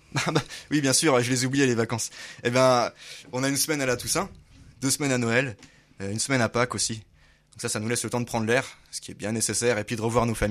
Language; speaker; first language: French; native; French